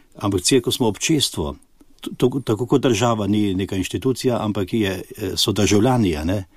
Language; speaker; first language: Slovenian; native; Slovenian